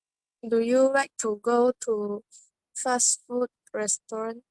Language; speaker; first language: English; non-native, learner; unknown